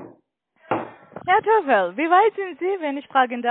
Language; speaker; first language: German; non-native, learner; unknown